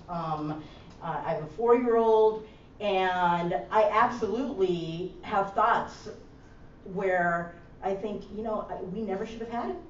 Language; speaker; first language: English; early bilingual, other home language; Spanish